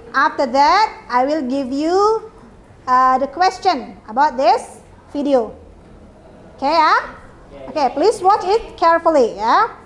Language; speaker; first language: English; non-native, fluent; Indonesian